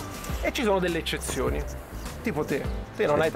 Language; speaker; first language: Italian; native; Italian